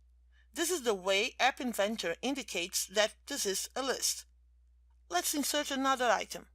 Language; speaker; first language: English; non-native, fluent; Portuguese